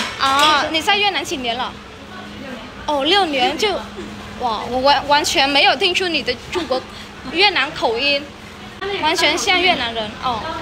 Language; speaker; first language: Chinese; non-native, fluent; Vietnamese